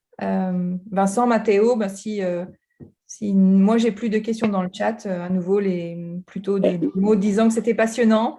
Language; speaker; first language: French; native; French